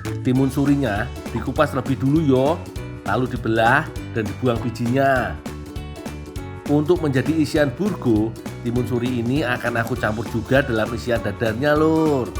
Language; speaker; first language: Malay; non-native, local second language; Javanese